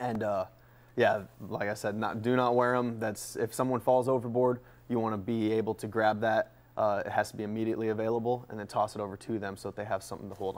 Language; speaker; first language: English; native; English